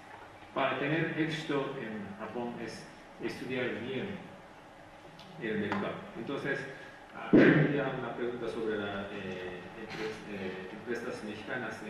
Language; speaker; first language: Spanish; non-native, fluent; Japanese